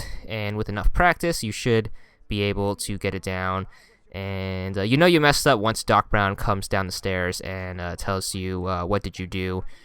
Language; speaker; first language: English; native; English